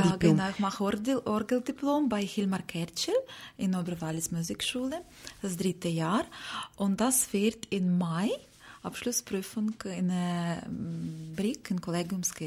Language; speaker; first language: German; non-native, learner; Ukrainian